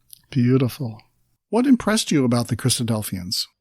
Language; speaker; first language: English; native; English